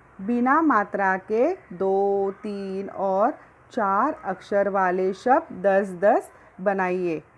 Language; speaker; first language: Hindi; non-native, local second language; Marathi